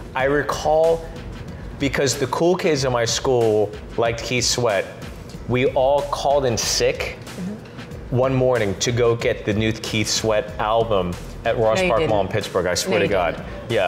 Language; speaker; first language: English; native; English